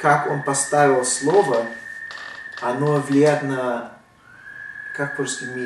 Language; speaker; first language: Russian; early bilingual, heritage; Russian